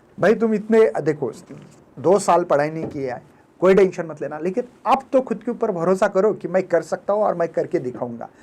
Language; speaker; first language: Hindi; non-native, local second language; Marathi